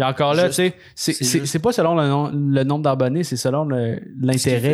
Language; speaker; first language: French; native; French